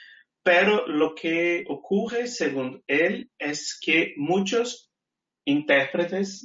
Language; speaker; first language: Spanish; non-native, fluent; Portuguese